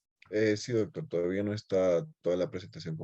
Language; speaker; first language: Spanish; native; Spanish